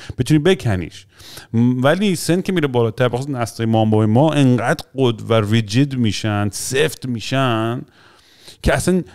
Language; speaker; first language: Persian; early bilingual, heritage; Persian